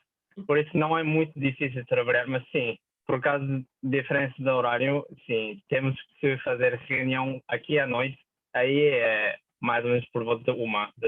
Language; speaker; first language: Portuguese; non-native, fluent; Japanese